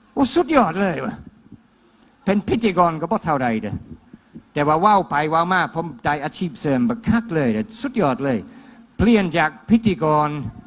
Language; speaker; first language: Thai; non-native, fluent; English